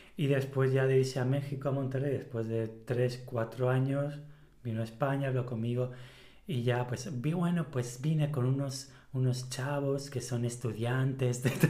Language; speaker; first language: Spanish; native; Spanish